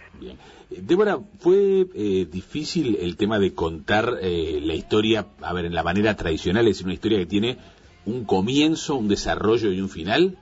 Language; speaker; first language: Spanish; native; Spanish